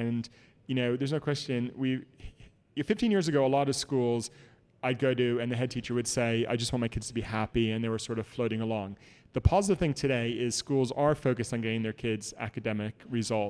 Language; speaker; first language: English; native; English